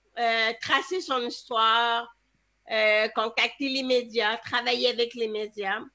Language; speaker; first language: French; native; French